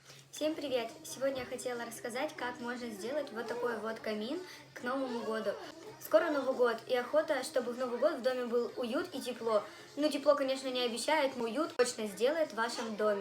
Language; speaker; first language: Russian; native; Russian